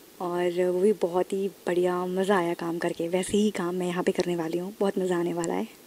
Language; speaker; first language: Hindi; native; Hindi